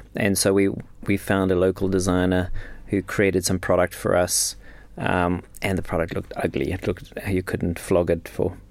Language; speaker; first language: English; native; English